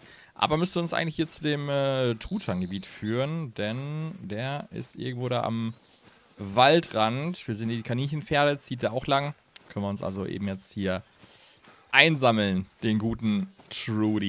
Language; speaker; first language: German; native; German